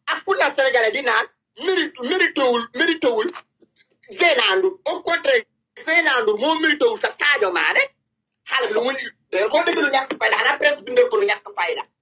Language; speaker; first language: Wolof; native; Wolof